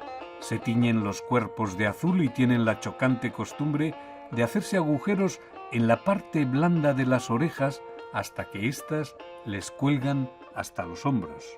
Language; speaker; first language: Spanish; native; Spanish